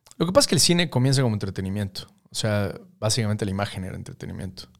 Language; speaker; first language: Spanish; native; Spanish